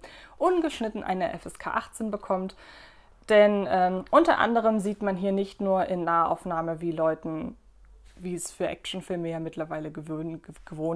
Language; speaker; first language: German; native; German